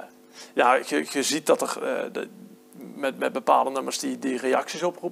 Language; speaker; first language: Dutch; native; Dutch